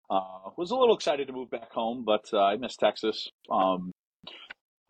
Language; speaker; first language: English; native; English